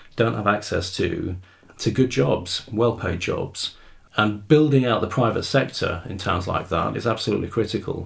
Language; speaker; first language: English; native; English